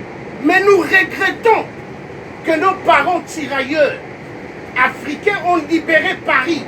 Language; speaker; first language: French; native; French